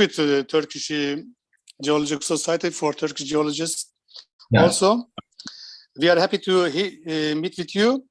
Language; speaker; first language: English; non-native, fluent; Turkish